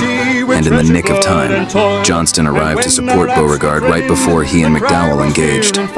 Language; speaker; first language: English; native; English